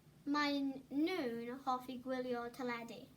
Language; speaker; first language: Welsh; non-native, local second language; English